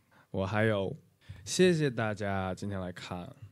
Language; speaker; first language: Chinese; native; Chinese